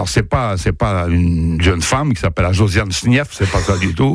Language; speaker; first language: French; native; French